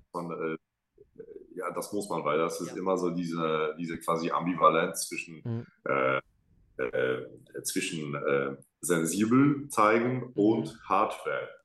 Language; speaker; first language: German; non-native, fluent; Polish